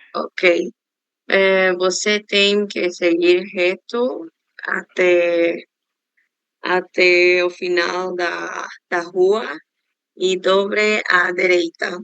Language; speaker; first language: Portuguese; non-native, learner; Spanish